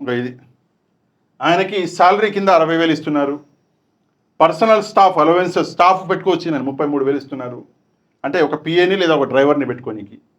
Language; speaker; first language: Telugu; non-native, local second language; Urdu